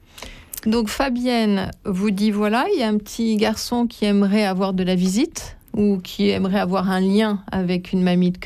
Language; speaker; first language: French; native; French